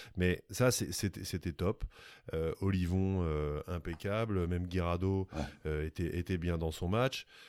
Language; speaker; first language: French; native; French